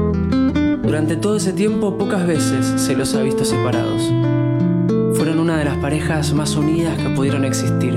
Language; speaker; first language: Spanish; native; Spanish